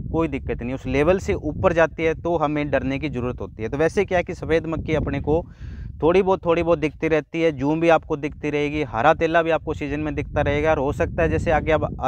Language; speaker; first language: Hindi; non-native, local second language; Punjabi